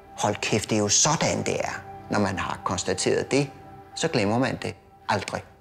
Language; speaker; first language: Danish; native; Danish